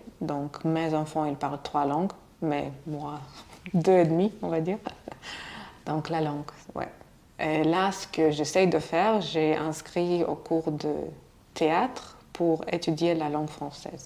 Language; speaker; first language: French; non-native, fluent; Russian